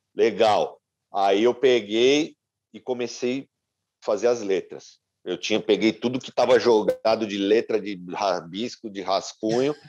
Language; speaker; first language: Portuguese; native; Portuguese